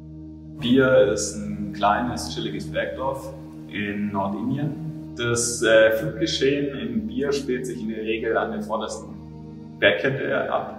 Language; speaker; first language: German; native; German